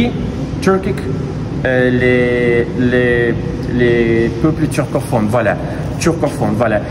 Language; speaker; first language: French; non-native, fluent; Russian